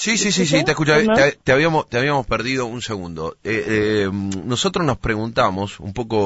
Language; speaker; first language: Spanish; native; Spanish